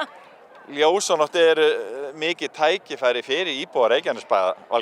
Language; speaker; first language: Icelandic; native; Icelandic